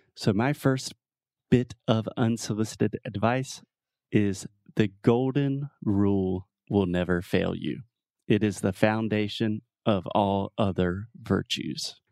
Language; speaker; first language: English; native; English